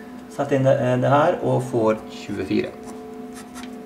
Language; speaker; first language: Norwegian; native; Norwegian